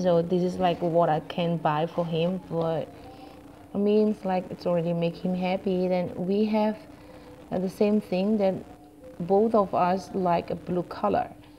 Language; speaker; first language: English; non-native, fluent; Indonesian